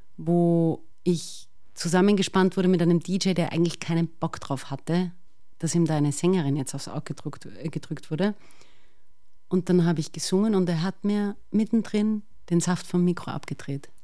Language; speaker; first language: German; native; German